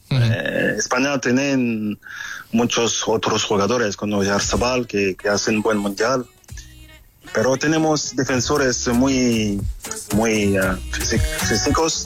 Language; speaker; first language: Spanish; non-native, fluent; French